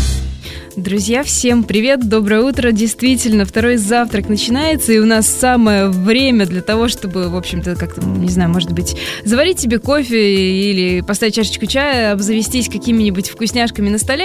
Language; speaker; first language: Russian; native; Russian